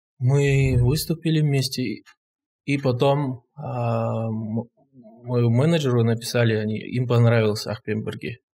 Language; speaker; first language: Russian; non-native, local second language; Kazakh